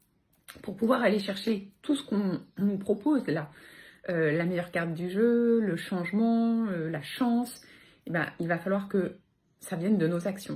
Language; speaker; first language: French; native; French